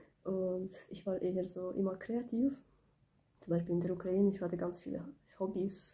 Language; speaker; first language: German; early bilingual, other home language; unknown